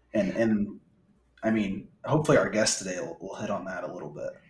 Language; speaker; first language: English; native; English